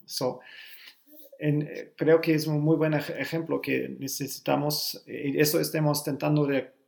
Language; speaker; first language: Spanish; non-native, learner; German